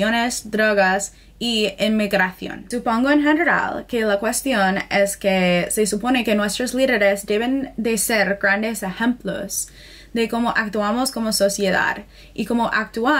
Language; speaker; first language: Spanish; non-native, fluent; English